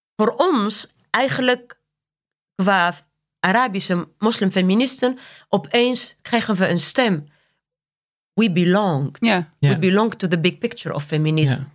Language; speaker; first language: Dutch; non-native, fluent; Arabic